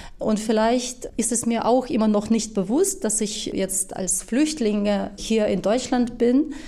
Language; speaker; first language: German; non-native, fluent; Ukrainian